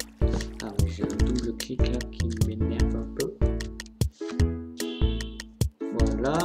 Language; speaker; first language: French; native; French